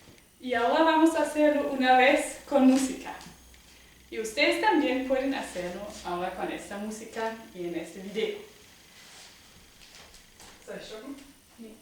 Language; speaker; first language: Spanish; non-native, fluent; German